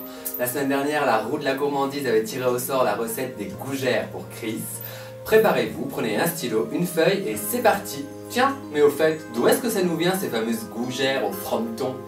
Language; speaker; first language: French; native; French